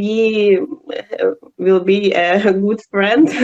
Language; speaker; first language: English; non-native, learner; Ukrainian